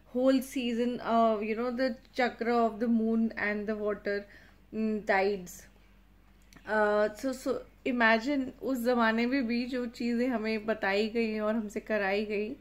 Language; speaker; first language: Hindi; native; Hindi